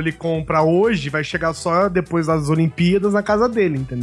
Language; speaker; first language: Portuguese; native; Portuguese